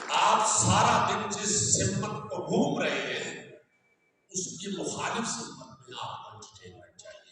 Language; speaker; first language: Urdu; non-native, local second language; Punjabi